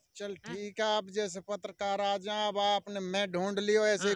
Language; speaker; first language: Hindi; native; Hindi